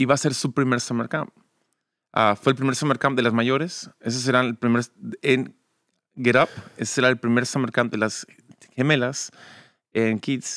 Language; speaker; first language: Spanish; early bilingual, other home language; English